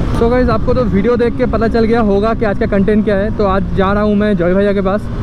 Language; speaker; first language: Hindi; non-native, local second language; Bangla